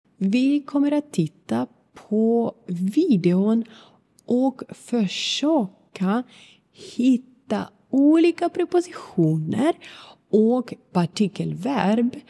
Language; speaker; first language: Swedish; non-native, fluent; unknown